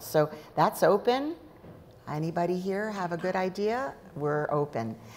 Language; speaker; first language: English; native; English